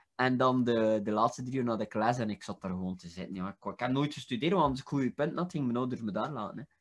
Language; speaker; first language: Dutch; early bilingual, other home language; Punjabi